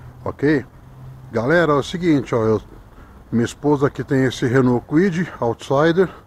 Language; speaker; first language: Portuguese; native; Portuguese